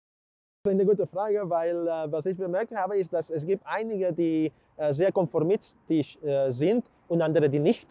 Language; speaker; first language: German; non-native, fluent; Catalan